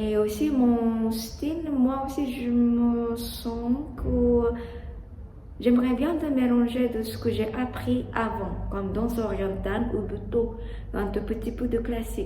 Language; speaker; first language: French; non-native, learner; Japanese